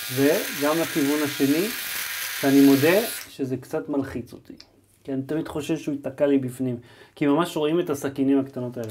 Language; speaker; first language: Hebrew; native; Hebrew